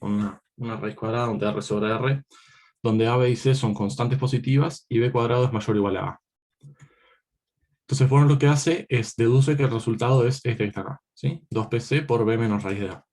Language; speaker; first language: Spanish; native; Spanish